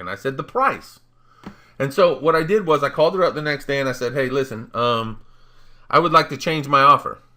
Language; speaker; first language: English; native; English